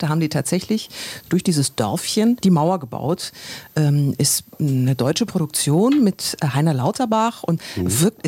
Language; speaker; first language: German; native; German